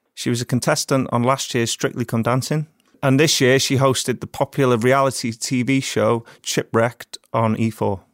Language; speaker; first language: English; native; English